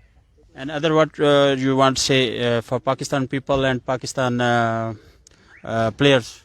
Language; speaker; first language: English; non-native, local second language; Urdu